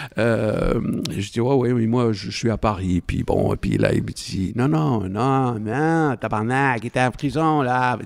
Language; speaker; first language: French; non-native, local second language; Arabic